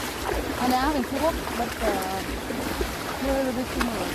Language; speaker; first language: English; non-native, learner; Vietnamese